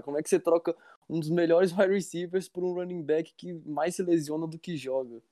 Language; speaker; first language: Portuguese; native; Portuguese